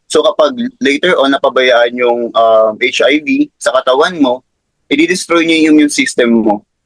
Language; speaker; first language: Filipino; native; Filipino